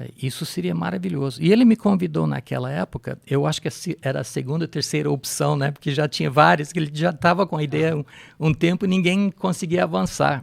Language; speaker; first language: Portuguese; non-native, fluent; English